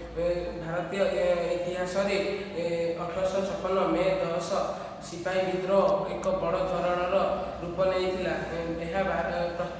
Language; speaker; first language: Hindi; non-native, local second language; Odia